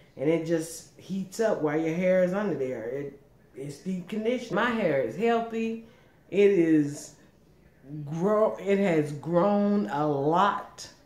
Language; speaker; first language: English; native; English